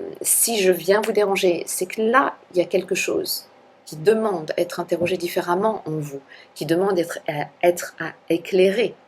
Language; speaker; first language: French; native; French